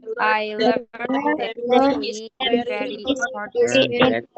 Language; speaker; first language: English; non-native, learner; Indonesian